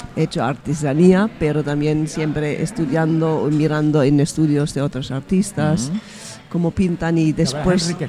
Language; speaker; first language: Spanish; non-native, fluent; German